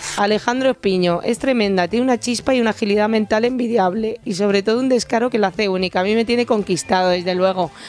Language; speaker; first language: Spanish; native; Spanish